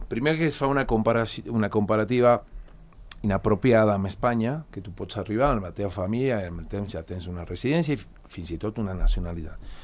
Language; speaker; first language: Catalan; non-native, fluent; Spanish